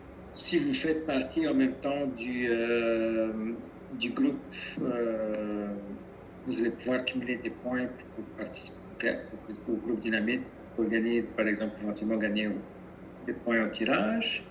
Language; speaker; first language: French; native; French